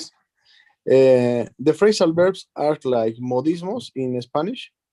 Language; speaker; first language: English; non-native, learner; Spanish